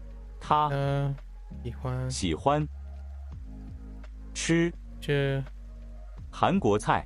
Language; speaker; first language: Chinese; non-native, learner; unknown